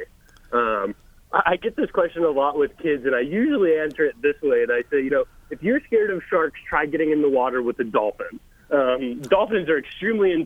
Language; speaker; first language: English; native; English